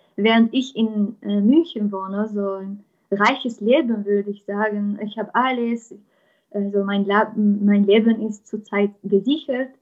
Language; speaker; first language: German; non-native, fluent; Armenian